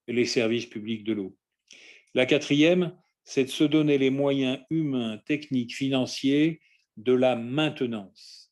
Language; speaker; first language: French; native; French